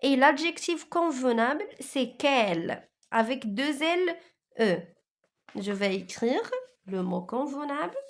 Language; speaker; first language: French; non-native, local second language; Arabic